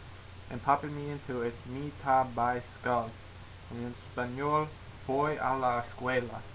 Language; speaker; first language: Spanish; non-native, learner; English